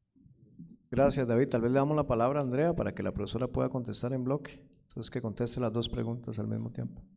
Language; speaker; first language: Spanish; native; Spanish